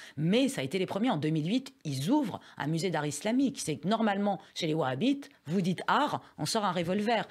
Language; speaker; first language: French; early bilingual, other home language; Persian